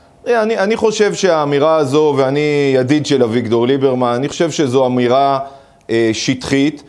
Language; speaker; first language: Hebrew; native; Hebrew